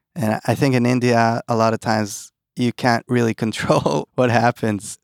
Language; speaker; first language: English; early bilingual, other home language; Hebrew